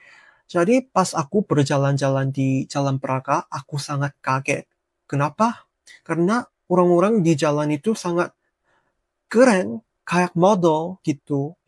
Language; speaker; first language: Indonesian; non-native, fluent; Korean